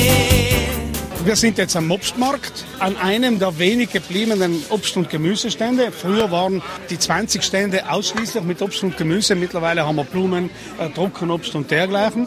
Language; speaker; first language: German; native; German